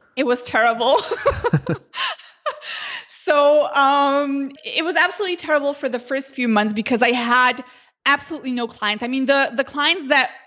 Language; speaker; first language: English; non-native, fluent; Slovenian